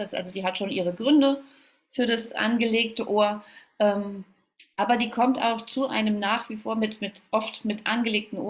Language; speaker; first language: German; native; German